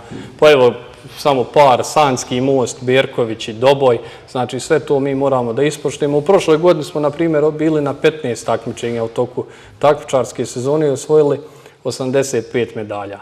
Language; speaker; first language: Serbian; native; Serbian